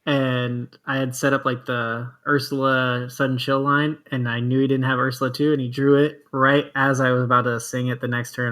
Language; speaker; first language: English; native; English